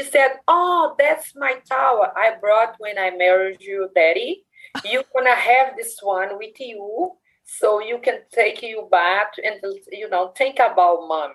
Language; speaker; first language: English; non-native, learner; Portuguese